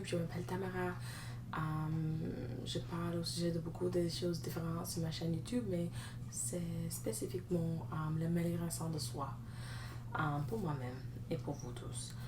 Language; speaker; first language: French; non-native, learner; English